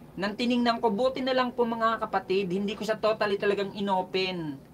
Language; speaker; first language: Filipino; non-native, local second language; Bikol